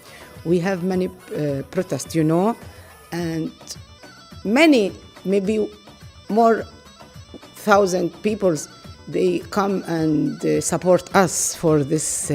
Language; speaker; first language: English; non-native, learner; Arabic